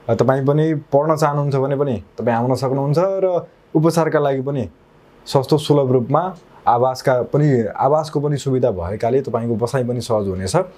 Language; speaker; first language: Nepali; native; Nepali